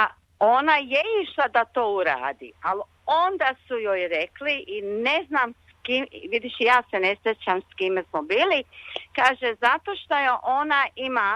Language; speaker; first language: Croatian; early bilingual, other home language; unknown